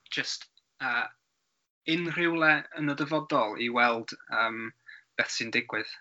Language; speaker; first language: Welsh; non-native, learner; English